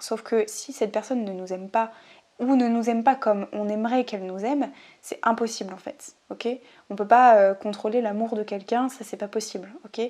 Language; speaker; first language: French; native; French